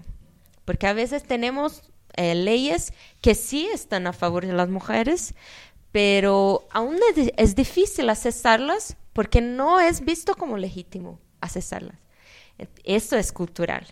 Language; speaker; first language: Spanish; non-native, fluent; Portuguese